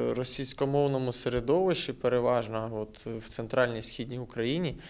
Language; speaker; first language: Ukrainian; non-native, local second language; Russian